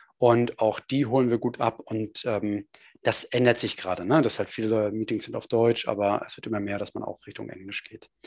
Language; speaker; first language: German; native; German